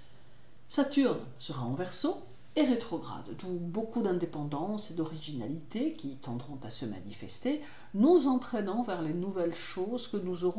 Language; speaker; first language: French; native; French